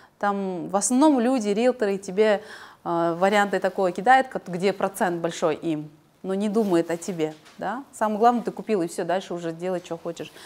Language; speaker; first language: Russian; non-native, local second language; Kazakh